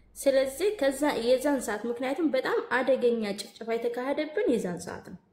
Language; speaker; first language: Amharic; native; Amharic